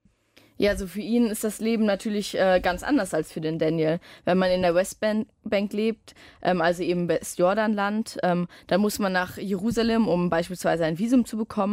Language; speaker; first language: German; native; German